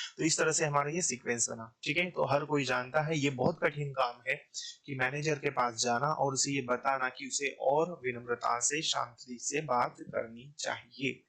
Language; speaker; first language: Hindi; native; Hindi